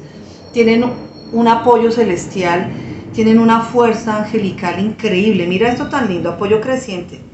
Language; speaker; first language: Spanish; native; Spanish